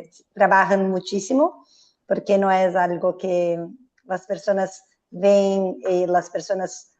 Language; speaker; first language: Spanish; non-native, fluent; Portuguese